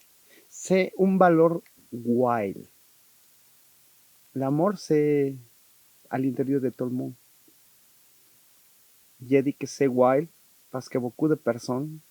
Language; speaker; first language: French; non-native, learner; Spanish